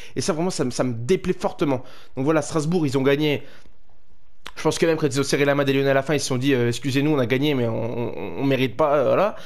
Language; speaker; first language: French; native; French